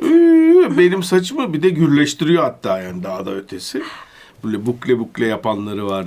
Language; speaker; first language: Turkish; native; Turkish